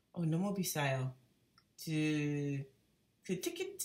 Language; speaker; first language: Korean; non-native, learner; English